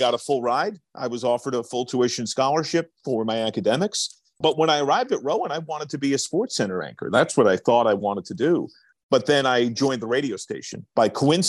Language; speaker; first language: English; native; English